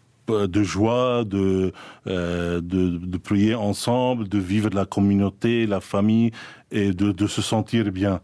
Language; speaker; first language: French; non-native, fluent; Spanish